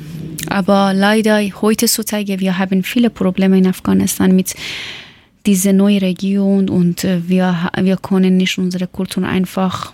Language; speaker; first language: German; non-native, learner; Persian